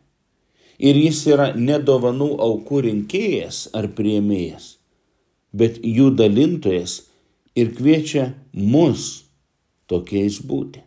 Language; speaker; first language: Lithuanian; native; Lithuanian